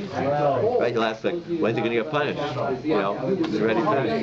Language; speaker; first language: English; native; English